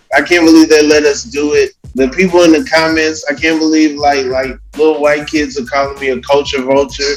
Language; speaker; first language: English; native; English